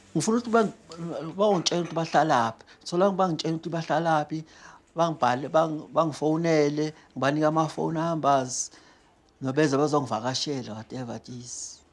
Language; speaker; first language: Zulu; non-native, local second language; Xhosa